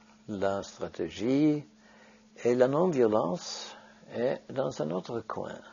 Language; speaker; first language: French; non-native, fluent; Norwegian